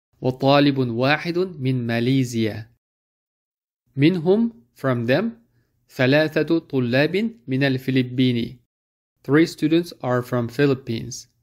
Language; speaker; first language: Arabic; non-native, fluent; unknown